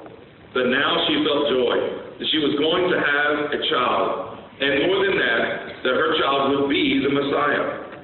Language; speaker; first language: English; native; English